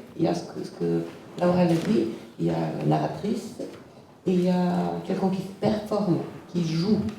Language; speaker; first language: French; native; French